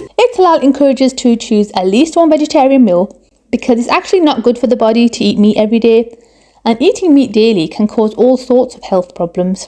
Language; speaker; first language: English; native; English